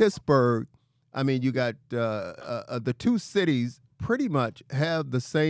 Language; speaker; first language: English; native; English